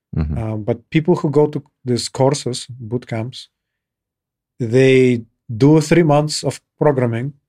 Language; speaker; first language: English; non-native, fluent; Kyrgyz